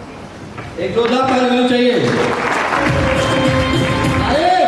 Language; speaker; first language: Hindi; native; Hindi